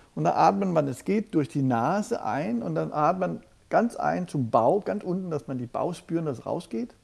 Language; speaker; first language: German; non-native, fluent; Danish